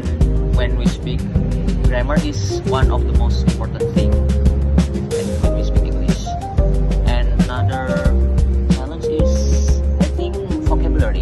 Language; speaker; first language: English; non-native, learner; Indonesian